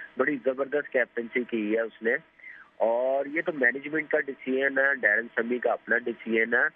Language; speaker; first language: Urdu; non-native, local second language; Punjabi